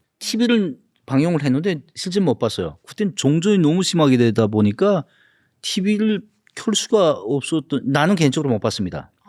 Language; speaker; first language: Korean; native; Korean